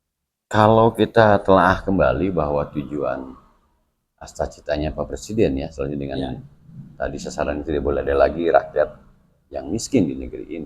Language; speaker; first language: Indonesian; non-native, local second language; Sundanese